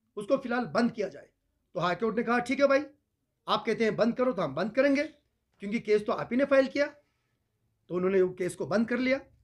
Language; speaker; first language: Hindi; non-native, local second language; Ladakhi